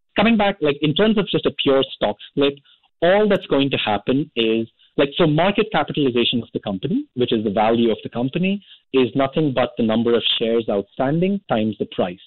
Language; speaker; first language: English; non-native, local second language; Hindi